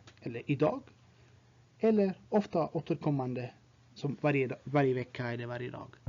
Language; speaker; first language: Swedish; non-native, fluent; Tigrinya